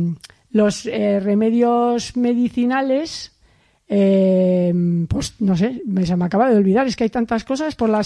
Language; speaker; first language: Spanish; native; Spanish